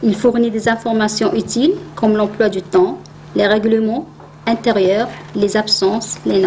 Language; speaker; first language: French; non-native, learner; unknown